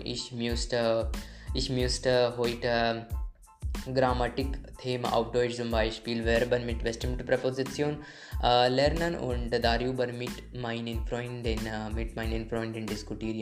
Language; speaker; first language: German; non-native, learner; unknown